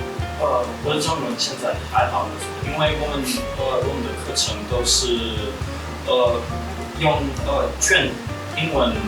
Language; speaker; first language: Chinese; non-native, fluent; Russian